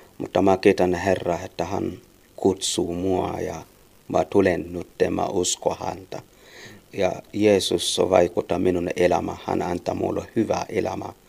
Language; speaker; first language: Finnish; non-native, learner; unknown